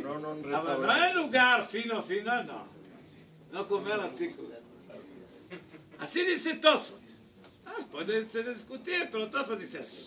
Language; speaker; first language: Spanish; non-native, learner; Hebrew